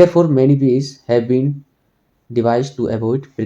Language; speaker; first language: English; non-native, local second language; Hindi